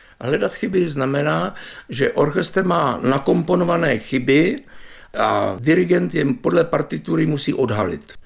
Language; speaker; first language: Czech; native; Czech